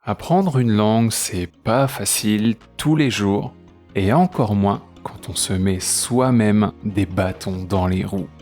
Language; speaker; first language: French; native; French